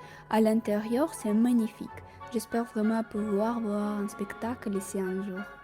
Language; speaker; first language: French; non-native, fluent; Russian